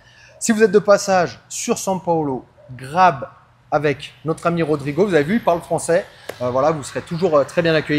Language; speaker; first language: French; native; French